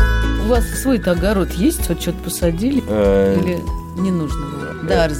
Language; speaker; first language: Russian; native; Russian